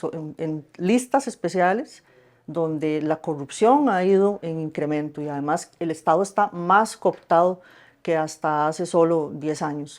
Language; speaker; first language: Spanish; native; Spanish